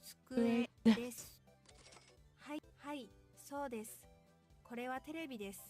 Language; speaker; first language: Japanese; non-native, learner; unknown